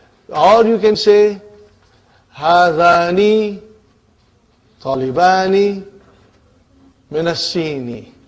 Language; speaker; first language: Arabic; non-native, fluent; English